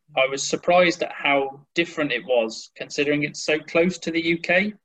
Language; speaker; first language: English; native; English